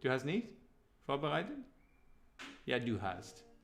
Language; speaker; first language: German; non-native, learner; English